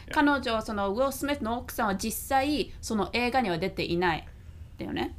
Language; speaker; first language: Japanese; native; Japanese